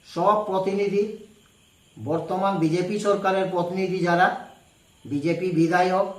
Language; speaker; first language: Bangla; non-native, local second language; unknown